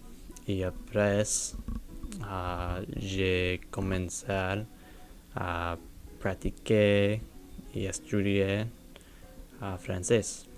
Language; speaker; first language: French; non-native, learner; English